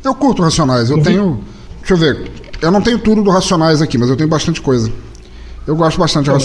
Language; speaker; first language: Portuguese; native; Portuguese